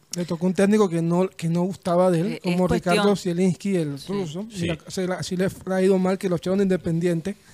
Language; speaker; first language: Spanish; native; Spanish